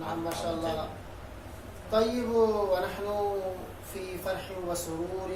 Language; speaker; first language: Arabic; non-native, fluent; Urdu